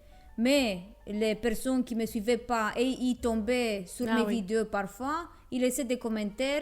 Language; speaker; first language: French; non-native, fluent; Romanian